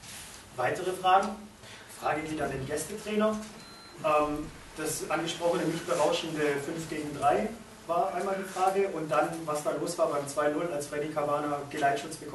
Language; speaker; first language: German; native; German